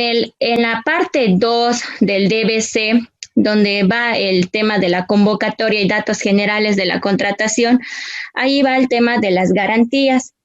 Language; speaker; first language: Spanish; native; Spanish